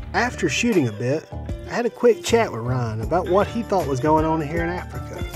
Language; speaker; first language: English; native; English